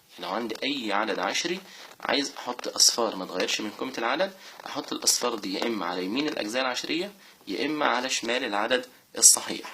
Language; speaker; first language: Arabic; native; Arabic